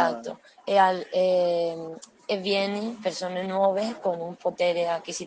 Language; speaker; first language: Italian; non-native, learner; Spanish